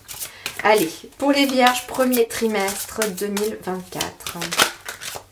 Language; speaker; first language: French; native; French